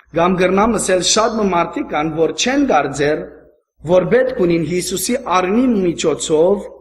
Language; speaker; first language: Armenian; early bilingual, heritage; Armenian